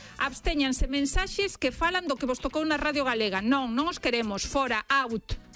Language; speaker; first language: Galician; native; Galician